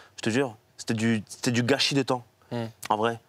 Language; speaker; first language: French; native; French